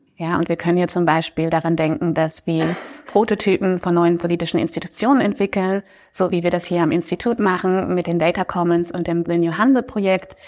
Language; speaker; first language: German; native; German